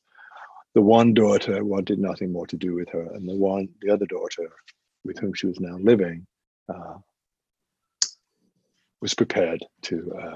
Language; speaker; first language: English; native; English